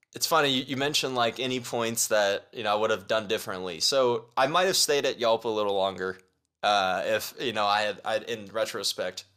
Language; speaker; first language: English; early bilingual, other home language; Chinese